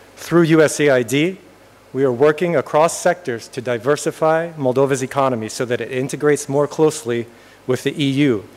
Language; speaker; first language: English; native; English